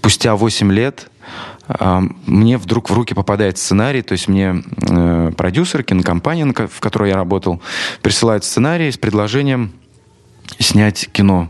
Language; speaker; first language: Russian; native; Russian